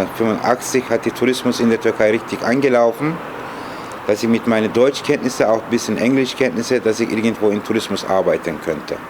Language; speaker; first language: German; non-native, fluent; Turkish